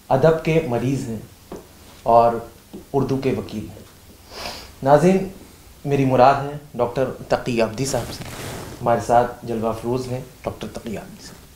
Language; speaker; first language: Hindi; native; Hindi